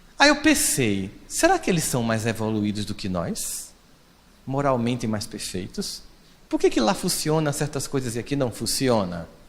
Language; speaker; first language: Portuguese; native; Portuguese